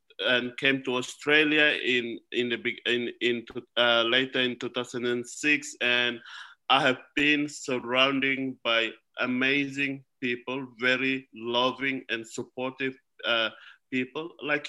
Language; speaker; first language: English; non-native, fluent; Indonesian